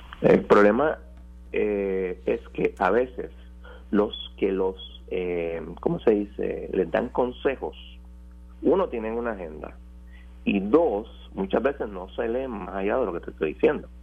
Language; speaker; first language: Spanish; native; Spanish